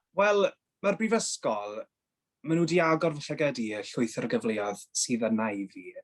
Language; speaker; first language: Welsh; non-native, local second language; English